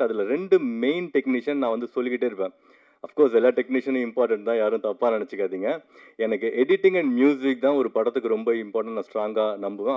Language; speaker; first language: Tamil; native; Tamil